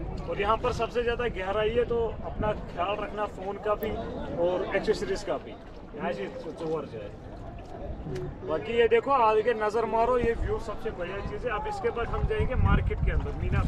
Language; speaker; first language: Hindi; non-native, local second language; Kashmiri